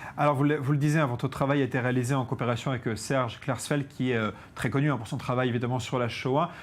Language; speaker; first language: French; native; French